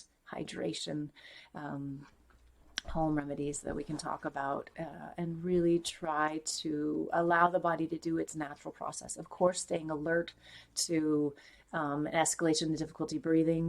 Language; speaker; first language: English; native; English